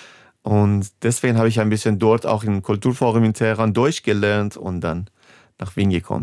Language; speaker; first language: German; non-native, fluent; Persian